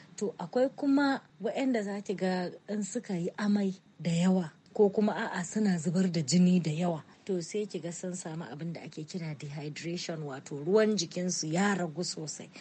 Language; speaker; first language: Hausa; native; Hausa